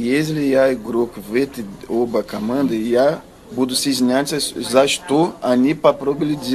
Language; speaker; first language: Russian; non-native, learner; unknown